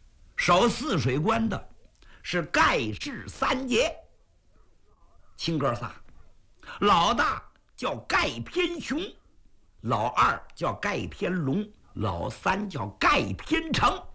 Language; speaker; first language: Chinese; native; Chinese